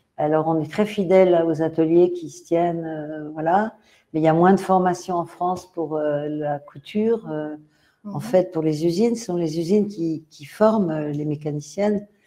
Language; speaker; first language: French; native; French